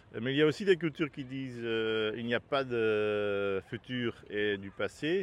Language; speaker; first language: French; non-native, learner; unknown